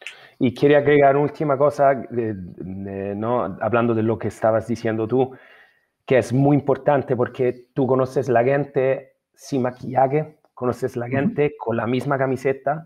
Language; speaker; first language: Spanish; non-native, fluent; Italian